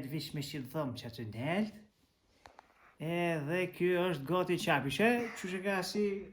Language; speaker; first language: Albanian; native; Albanian